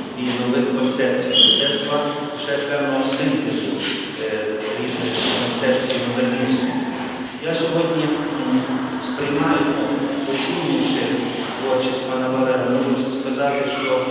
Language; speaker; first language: Ukrainian; native; Ukrainian